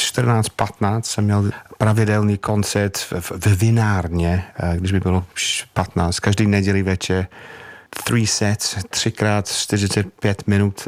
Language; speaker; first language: Czech; non-native, fluent; English